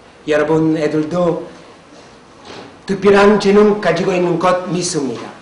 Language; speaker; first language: Korean; non-native, learner; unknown